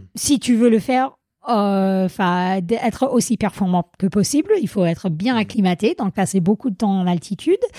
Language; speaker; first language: French; non-native, fluent; English